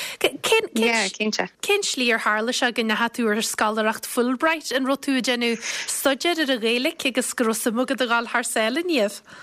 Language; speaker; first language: Irish; native; Irish